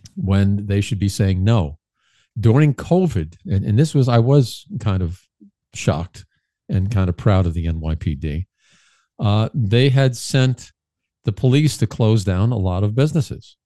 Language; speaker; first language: English; native; English